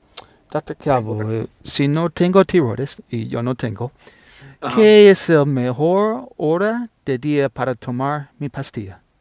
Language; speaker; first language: Spanish; non-native, learner; English